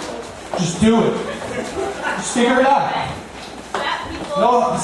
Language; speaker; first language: English; native; English